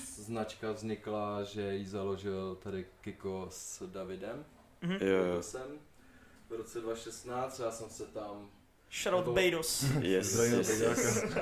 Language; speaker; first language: Czech; early bilingual, other home language; Slovak